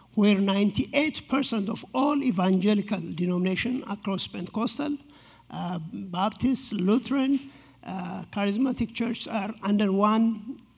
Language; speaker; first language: English; non-native, fluent; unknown